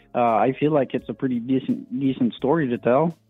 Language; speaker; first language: English; non-native, fluent; French